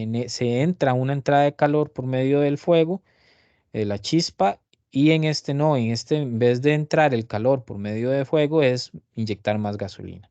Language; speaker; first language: Spanish; native; Spanish